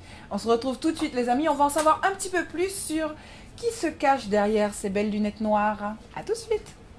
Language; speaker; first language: French; native; French